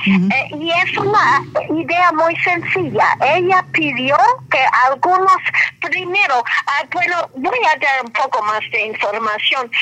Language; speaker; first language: Spanish; non-native, fluent; English